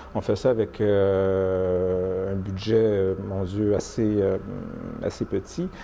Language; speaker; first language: French; native; French